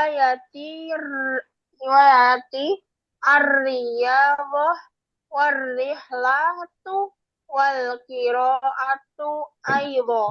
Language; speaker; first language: Arabic; non-native, learner; Indonesian